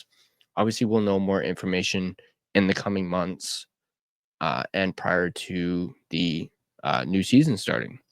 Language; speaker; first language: English; native; English